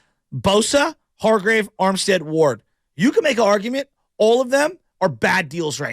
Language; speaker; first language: English; native; English